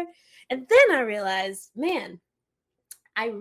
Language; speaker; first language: English; early bilingual, other home language; Haitian Creole